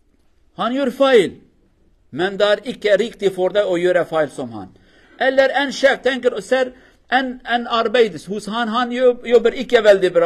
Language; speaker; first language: Swedish; non-native, learner; Kurdish